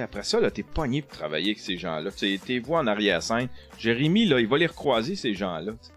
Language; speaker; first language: French; native; French